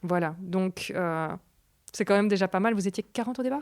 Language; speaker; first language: French; native; French